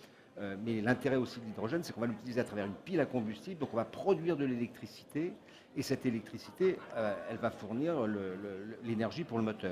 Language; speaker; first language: French; native; French